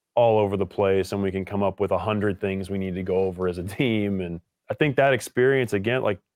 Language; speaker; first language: English; native; English